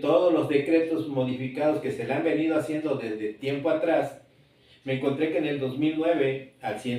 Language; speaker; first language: Spanish; native; Spanish